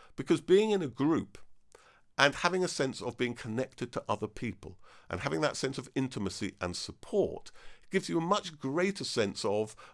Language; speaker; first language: English; native; English